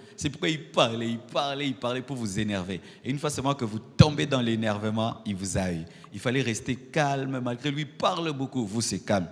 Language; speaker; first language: French; non-native, local second language; Lingala